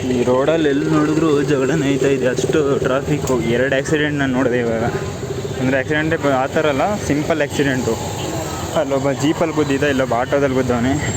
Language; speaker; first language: Kannada; native; Kannada